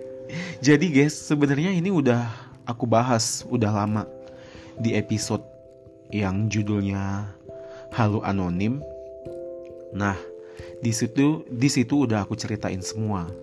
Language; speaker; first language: Indonesian; native; Indonesian